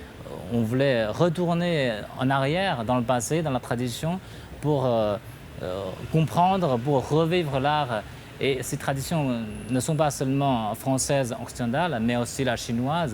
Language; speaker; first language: French; non-native, fluent; Chinese